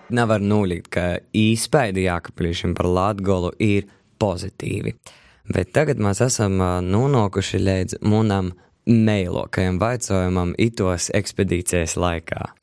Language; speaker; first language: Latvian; native; Latvian